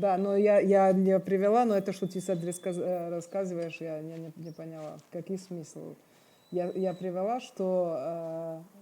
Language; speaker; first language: Russian; non-native, fluent; Serbian